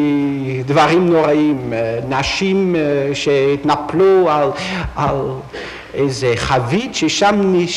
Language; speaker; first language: Hebrew; non-native, fluent; Dutch